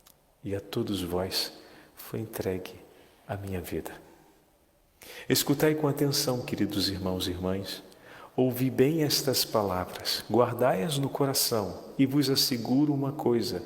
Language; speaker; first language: Portuguese; native; Portuguese